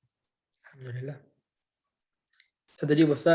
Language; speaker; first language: Arabic; non-native, fluent; English